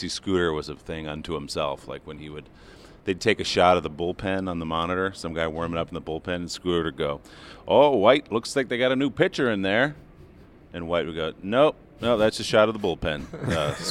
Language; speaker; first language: English; native; English